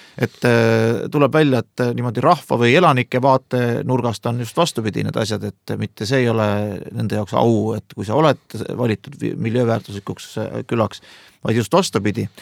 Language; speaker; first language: Estonian; native; Estonian